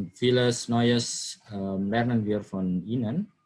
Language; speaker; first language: German; non-native, learner; Indonesian